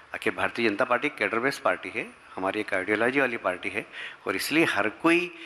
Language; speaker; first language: Hindi; native; Hindi